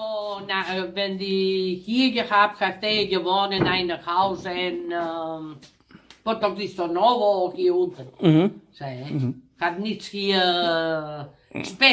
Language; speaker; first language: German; non-native, learner; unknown